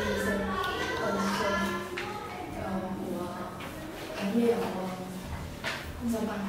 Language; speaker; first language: Chinese; non-native, learner; Vietnamese